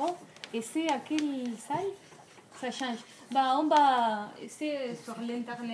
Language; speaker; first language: French; non-native, fluent; Spanish